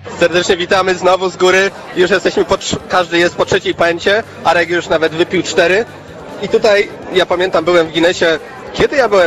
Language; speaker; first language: Polish; native; Polish